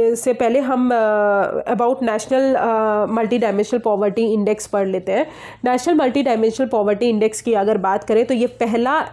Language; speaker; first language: Hindi; native; Hindi